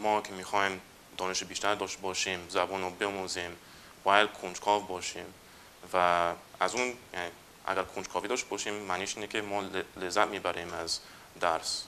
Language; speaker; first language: Persian; non-native, fluent; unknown